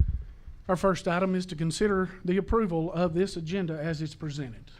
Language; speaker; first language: English; native; English